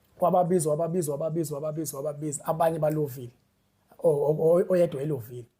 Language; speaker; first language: Zulu; native; Zulu